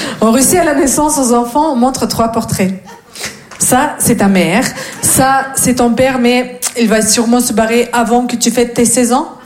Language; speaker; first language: French; non-native, fluent; Russian